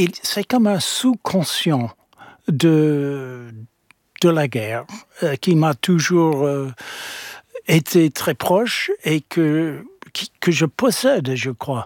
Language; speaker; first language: French; non-native, fluent; English